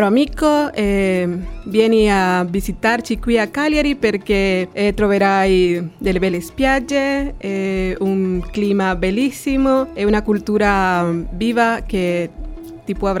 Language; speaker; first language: Italian; non-native, fluent; Spanish